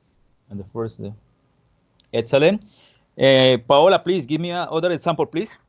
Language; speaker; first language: English; non-native, fluent; Spanish